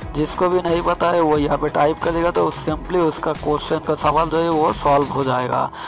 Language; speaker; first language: Hindi; non-native, local second language; Bangla